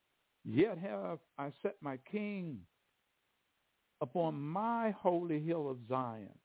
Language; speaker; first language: English; native; English